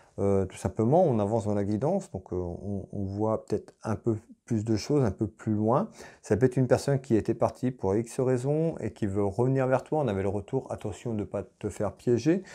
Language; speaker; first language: French; native; French